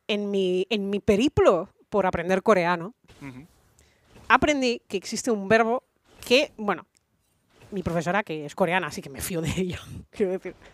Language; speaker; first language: Spanish; native; Spanish